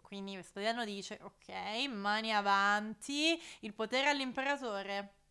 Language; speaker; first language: Italian; native; Italian